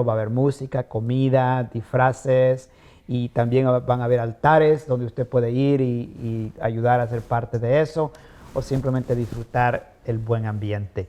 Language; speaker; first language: Spanish; native; Spanish